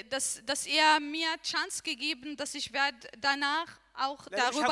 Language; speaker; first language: German; non-native, learner; Arabic